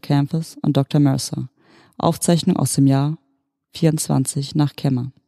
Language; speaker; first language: German; native; German